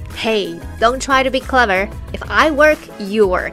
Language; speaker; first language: English; non-native, fluent; Chinese